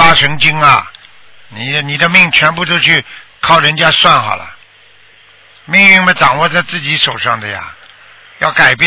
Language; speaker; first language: Chinese; native; Chinese